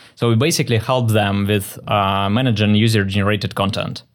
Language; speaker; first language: English; non-native, fluent; Russian